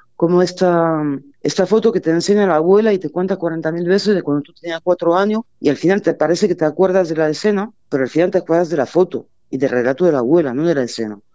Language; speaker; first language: Spanish; non-native, fluent; French